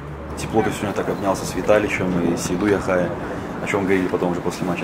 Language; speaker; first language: Russian; native; Russian